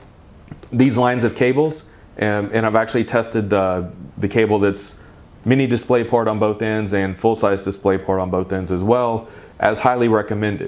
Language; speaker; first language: English; native; English